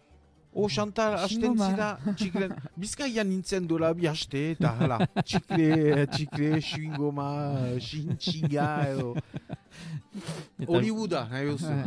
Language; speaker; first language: Basque; native; Basque